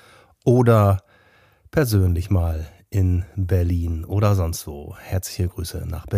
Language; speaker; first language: German; native; German